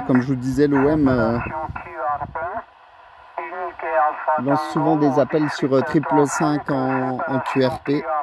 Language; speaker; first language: French; native; French